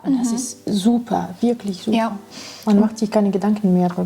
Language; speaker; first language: German; non-native, fluent; Russian